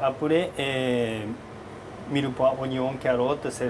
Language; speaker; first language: French; non-native, learner; Japanese